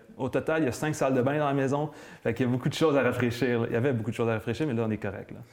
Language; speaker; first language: French; native; French